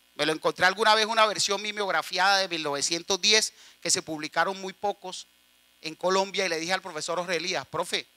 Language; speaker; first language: Spanish; native; Spanish